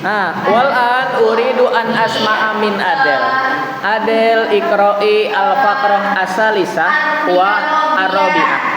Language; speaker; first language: Arabic; non-native, fluent; Indonesian